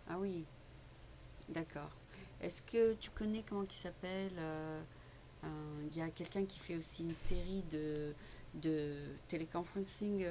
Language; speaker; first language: French; native; French